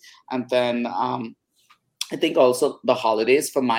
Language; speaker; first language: English; non-native, local second language; Hindi